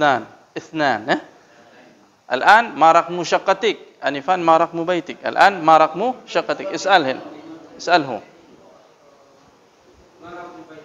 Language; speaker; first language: Arabic; non-native, fluent; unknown